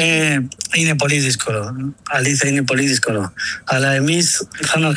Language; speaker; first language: Greek; non-native, learner; Spanish